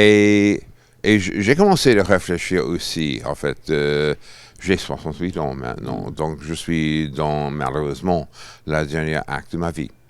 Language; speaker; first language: French; non-native, fluent; English